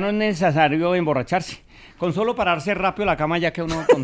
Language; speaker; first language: Spanish; native; Spanish